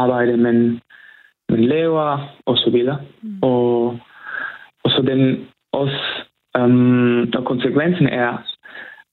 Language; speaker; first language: Danish; non-native, fluent; Italian